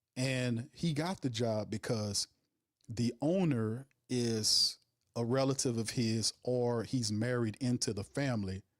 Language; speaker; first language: English; native; English